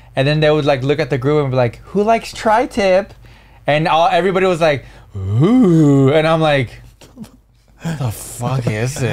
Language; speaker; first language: English; early bilingual, other home language; Spanish